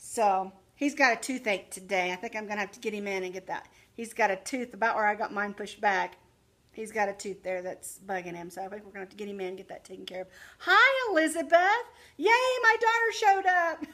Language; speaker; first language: English; native; English